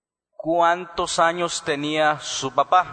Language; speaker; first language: Spanish; native; Spanish